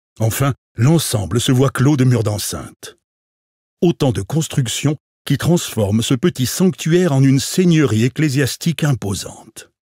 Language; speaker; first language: French; native; French